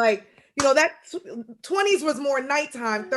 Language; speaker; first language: English; native; English